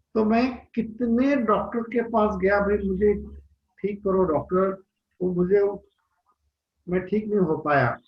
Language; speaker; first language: Hindi; non-native, local second language; Marathi